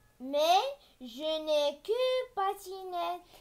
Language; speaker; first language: French; non-native, learner; Arabic